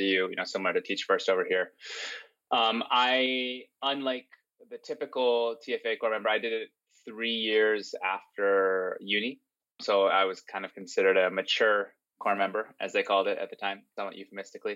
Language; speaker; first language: English; native; English